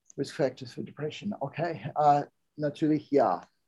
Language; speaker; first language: German; non-native, learner; English